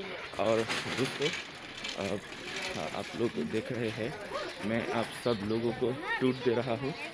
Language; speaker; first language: Hindi; non-native, learner; Bangla